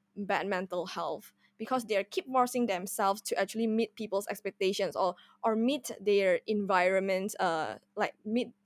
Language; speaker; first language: English; non-native, fluent; Indonesian